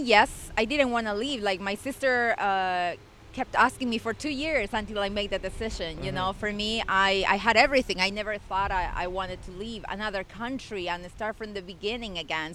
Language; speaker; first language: English; non-native, fluent; Spanish